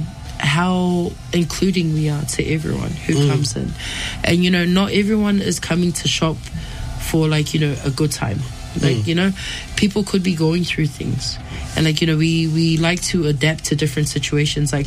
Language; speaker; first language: English; native; English